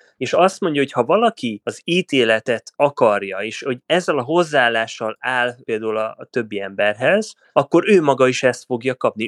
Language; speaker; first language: Hungarian; native; Hungarian